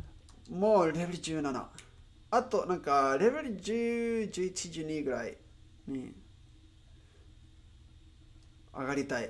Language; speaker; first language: Japanese; non-native, learner; Spanish